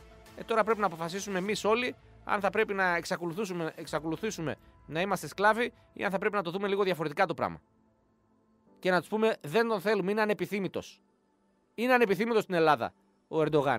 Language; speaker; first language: Greek; native; Greek